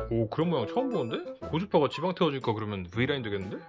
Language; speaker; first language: Korean; native; Korean